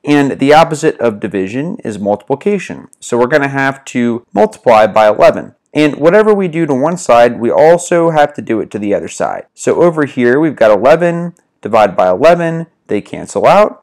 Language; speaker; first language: English; native; English